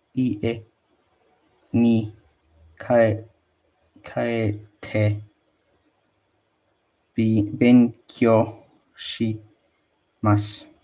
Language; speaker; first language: Japanese; non-native, learner; English